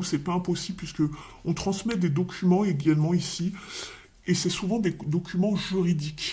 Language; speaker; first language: French; native; French